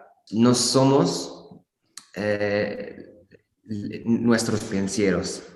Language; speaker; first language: Spanish; non-native, learner; English